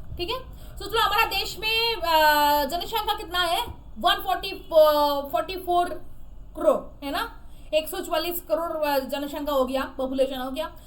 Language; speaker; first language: Hindi; non-native, local second language; Bangla